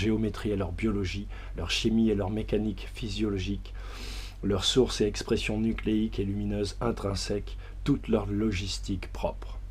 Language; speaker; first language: French; native; French